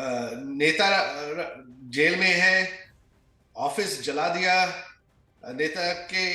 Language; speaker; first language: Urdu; non-native, fluent; Bangla